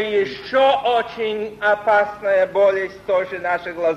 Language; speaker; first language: Russian; non-native, fluent; Polish